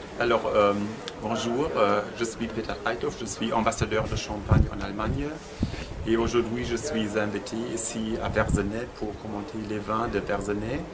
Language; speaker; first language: French; non-native, fluent; German